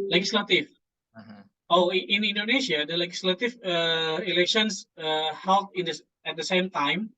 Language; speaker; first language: English; non-native, fluent; Indonesian